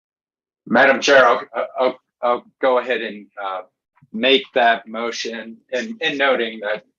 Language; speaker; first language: English; native; English